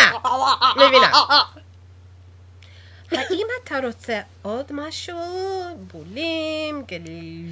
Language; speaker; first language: Hebrew; non-native, learner; English